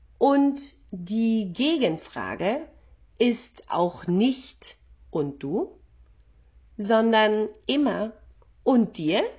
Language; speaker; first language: German; native; German